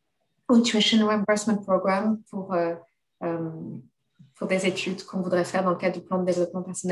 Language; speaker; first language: French; native; French